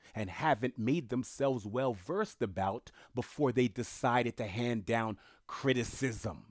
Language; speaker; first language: English; early bilingual, other home language; French